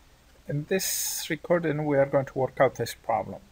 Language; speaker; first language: English; non-native, fluent; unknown